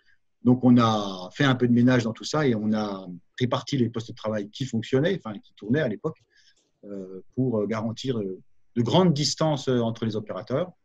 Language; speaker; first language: French; native; French